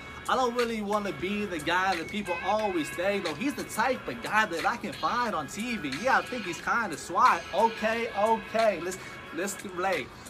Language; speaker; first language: English; early bilingual, other home language; Chinese